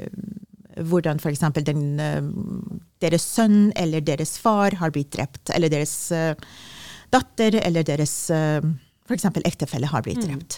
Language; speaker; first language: Norwegian; non-native, fluent; Persian